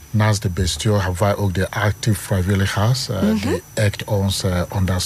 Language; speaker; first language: Dutch; non-native, learner; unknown